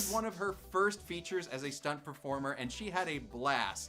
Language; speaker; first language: English; native; English